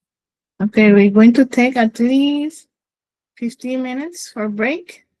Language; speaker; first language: English; non-native, learner; Spanish